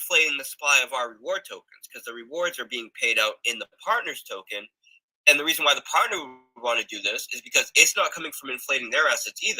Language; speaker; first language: English; native; English